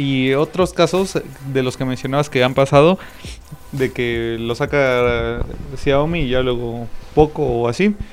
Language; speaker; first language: Spanish; native; Spanish